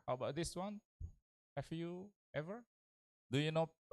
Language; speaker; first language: English; non-native, learner; Indonesian